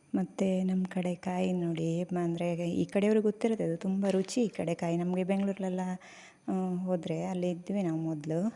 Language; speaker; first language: Kannada; native; Kannada